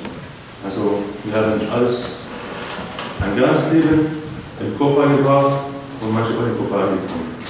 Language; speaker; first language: German; non-native, fluent; Arabic